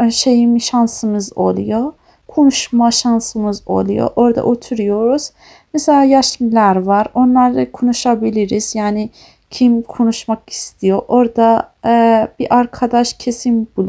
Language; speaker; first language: Turkish; non-native, fluent; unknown